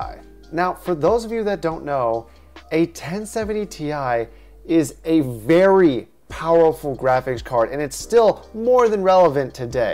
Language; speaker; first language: English; native; English